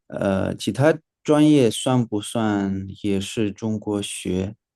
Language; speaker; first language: Chinese; non-native, fluent; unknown